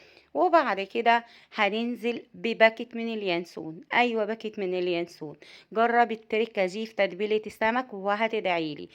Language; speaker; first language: Arabic; native; Arabic